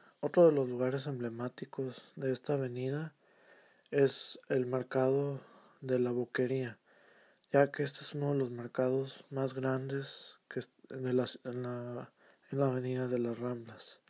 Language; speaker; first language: Spanish; early bilingual, heritage; Spanish